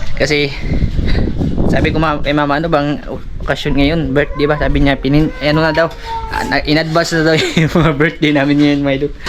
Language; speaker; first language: Filipino; non-native, local second language; Cebuano